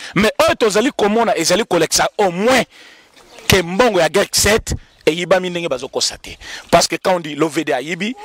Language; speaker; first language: Lingala; non-native, local second language; Luba-Lulua